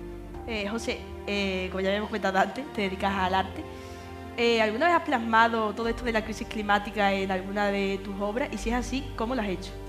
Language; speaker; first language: Spanish; native; Spanish